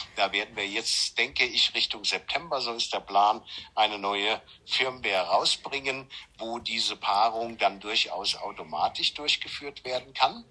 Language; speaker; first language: German; native; German